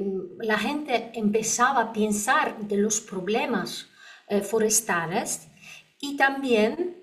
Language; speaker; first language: Spanish; non-native, learner; Polish